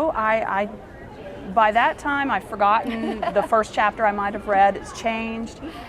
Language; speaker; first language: English; native; English